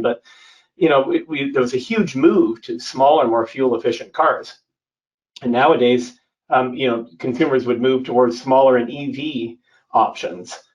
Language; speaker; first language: English; native; English